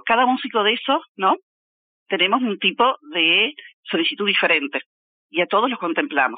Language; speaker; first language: Spanish; native; Spanish